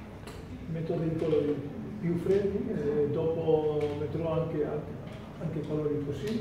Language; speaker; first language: Italian; non-native, fluent; Spanish